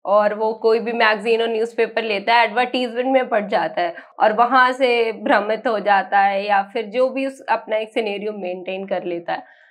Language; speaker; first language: Hindi; native; Hindi